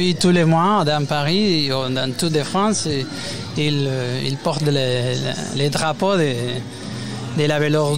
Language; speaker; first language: French; non-native, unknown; Spanish